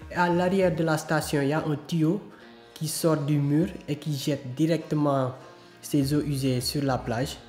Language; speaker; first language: French; non-native, local second language; Wolof